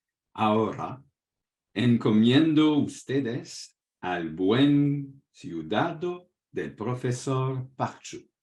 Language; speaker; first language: Spanish; non-native, fluent; French